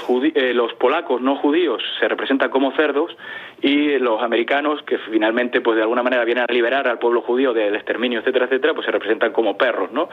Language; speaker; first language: Spanish; native; Spanish